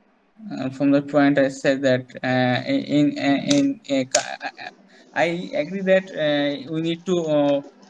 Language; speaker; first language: English; non-native, learner; Bangla